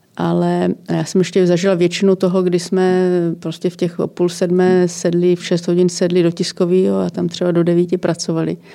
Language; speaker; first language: Czech; native; Czech